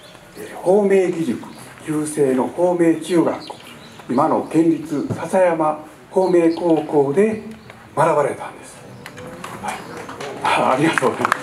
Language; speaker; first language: Japanese; native; Japanese